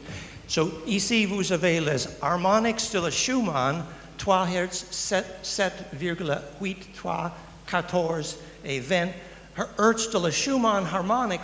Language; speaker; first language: French; non-native, learner; English